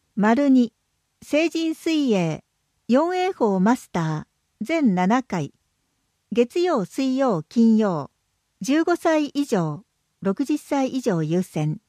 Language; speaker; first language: Japanese; native; Japanese